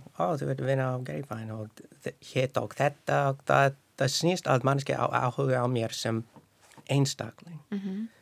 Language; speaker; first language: Icelandic; non-native, fluent; English